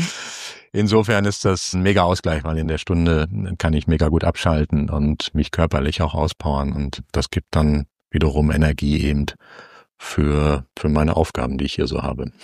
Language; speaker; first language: German; native; German